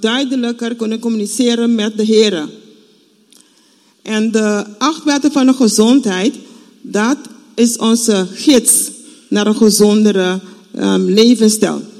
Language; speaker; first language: Dutch; non-native, fluent; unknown